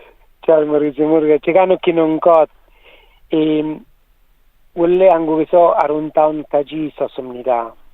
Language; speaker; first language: Korean; non-native, learner; Italian